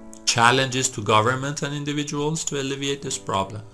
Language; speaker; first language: English; non-native, fluent; Persian